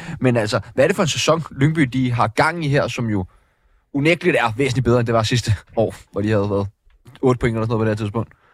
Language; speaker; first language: Danish; native; Danish